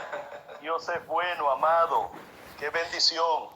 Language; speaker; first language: Spanish; native; Spanish